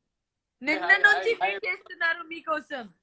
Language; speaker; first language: Telugu; non-native, local second language; Gujarati